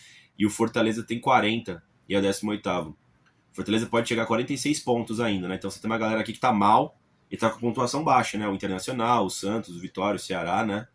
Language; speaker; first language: Portuguese; native; Portuguese